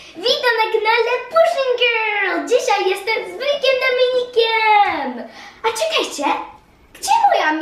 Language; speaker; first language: Polish; early bilingual, heritage; Polish